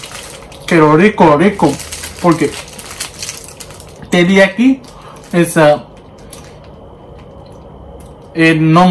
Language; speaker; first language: Spanish; non-native, learner; Japanese